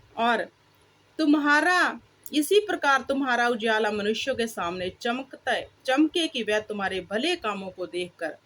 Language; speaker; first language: Hindi; non-native, local second language; Punjabi